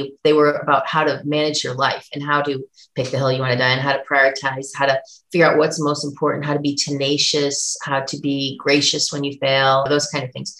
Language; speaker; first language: English; native; English